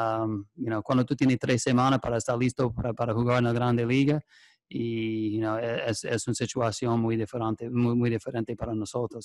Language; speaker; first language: Spanish; non-native, fluent; English